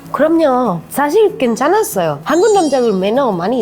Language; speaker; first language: Korean; non-native, learner; Spanish